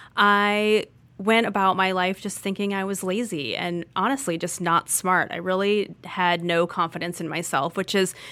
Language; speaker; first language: English; native; English